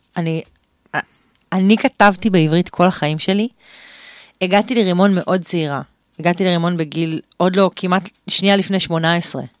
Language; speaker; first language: Hebrew; native; Hebrew